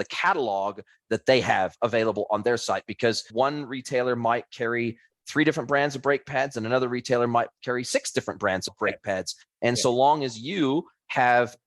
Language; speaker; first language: English; native; English